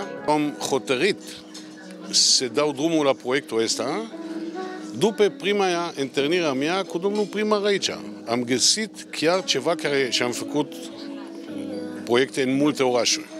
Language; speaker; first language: Romanian; non-native, fluent; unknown